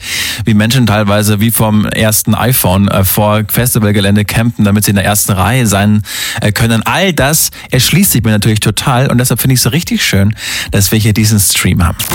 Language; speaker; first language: German; native; German